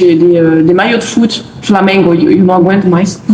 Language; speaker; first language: Portuguese; non-native, fluent; French